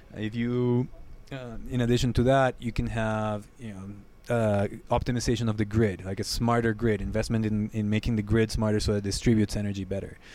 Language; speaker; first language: English; non-native, fluent; Spanish